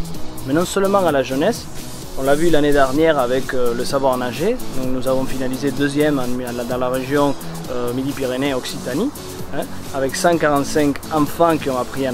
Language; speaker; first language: French; native; French